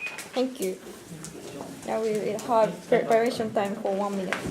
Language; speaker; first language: English; non-native, learner; Japanese